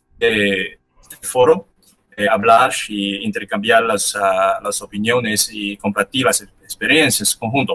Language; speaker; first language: Spanish; non-native, fluent; Chinese